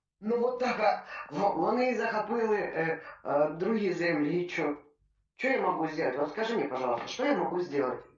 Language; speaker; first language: Ukrainian; non-native, local second language; Russian